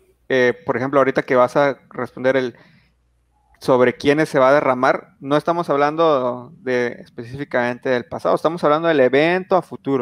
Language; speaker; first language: Spanish; native; Spanish